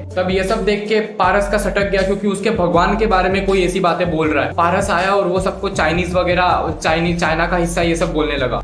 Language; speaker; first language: Hindi; non-native, local second language; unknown